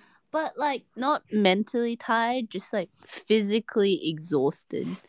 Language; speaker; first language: English; native; English